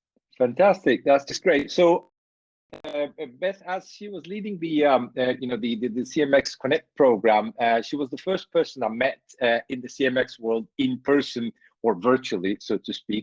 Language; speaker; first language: English; non-native, fluent; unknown